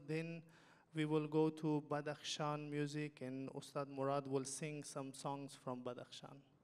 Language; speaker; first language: English; non-native, fluent; Persian